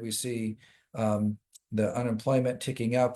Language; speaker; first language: English; native; English